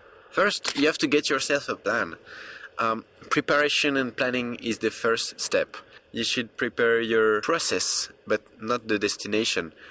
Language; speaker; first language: English; non-native, fluent; French